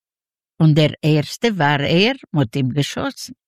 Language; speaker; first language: German; non-native, learner; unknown